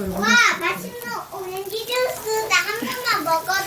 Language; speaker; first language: Korean; native; Korean